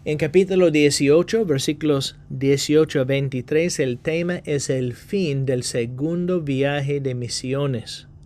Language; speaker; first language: Spanish; non-native, fluent; English